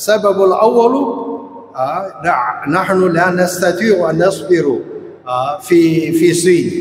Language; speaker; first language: Arabic; non-native, fluent; Chinese